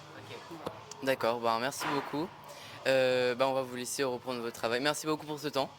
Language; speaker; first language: French; native; French